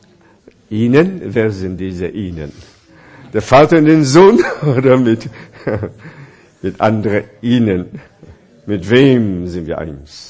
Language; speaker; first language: German; non-native, fluent; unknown